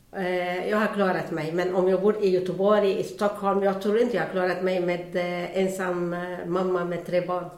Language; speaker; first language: Swedish; non-native, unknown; Arabic